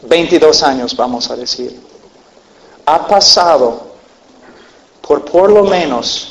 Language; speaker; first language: Spanish; non-native, fluent; English